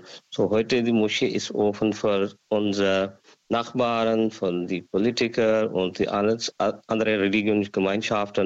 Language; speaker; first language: German; non-native, learner; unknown